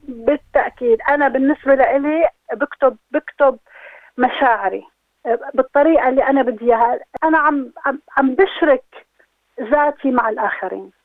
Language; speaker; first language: Arabic; native; Arabic